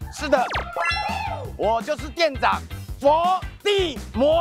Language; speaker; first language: Chinese; native; Chinese